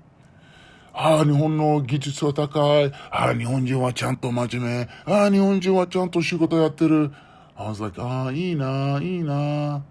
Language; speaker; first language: Japanese; non-native, learner; Arabic